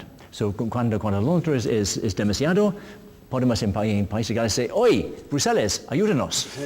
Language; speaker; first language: Spanish; non-native, learner; English